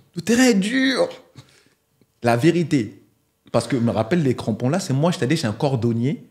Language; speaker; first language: French; native; French